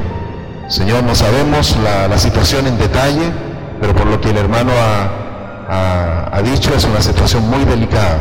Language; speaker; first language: Spanish; native; Spanish